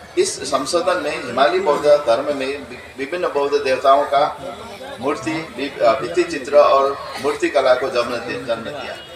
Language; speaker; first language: Hindi; non-native, fluent; Newari